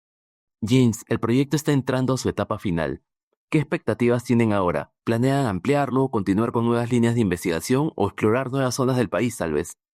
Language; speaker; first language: Spanish; native; Spanish